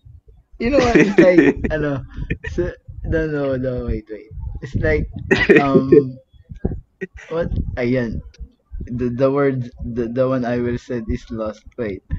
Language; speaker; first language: English; non-native, learner; Filipino